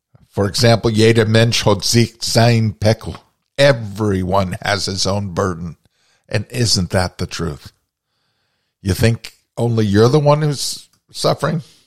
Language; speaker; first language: English; native; English